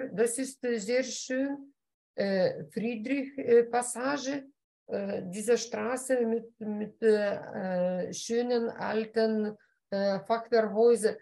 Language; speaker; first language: German; non-native, fluent; Lithuanian